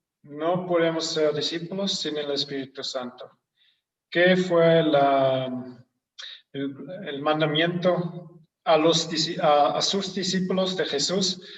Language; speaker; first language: Spanish; non-native, fluent; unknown